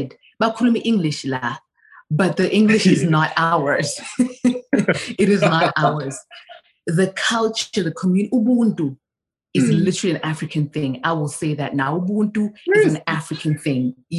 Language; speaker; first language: English; non-native, local second language; Zulu